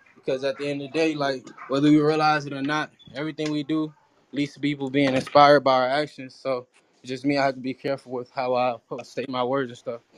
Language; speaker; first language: English; early bilingual, other home language; Haitian Creole